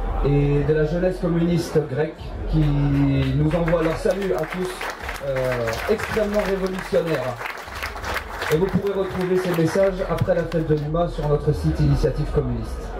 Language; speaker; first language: French; native; French